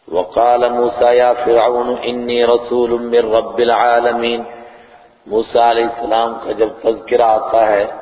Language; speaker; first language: Urdu; non-native, local second language; Kashmiri